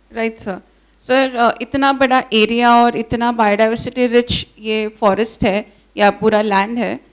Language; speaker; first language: Hindi; non-native, local second language; Marathi